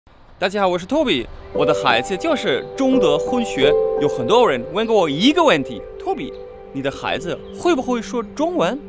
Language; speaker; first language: Chinese; non-native, fluent; German